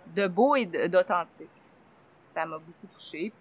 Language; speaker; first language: French; native; French